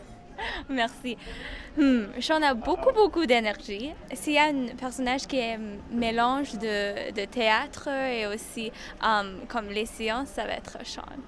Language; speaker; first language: French; non-native, learner; English